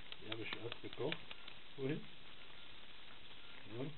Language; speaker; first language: German; non-native, fluent; Italian